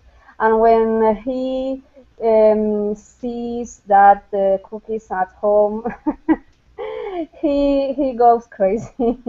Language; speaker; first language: English; non-native, fluent; Spanish